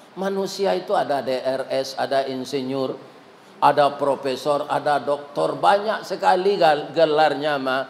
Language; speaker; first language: Malay; non-native, local second language; Minangkabau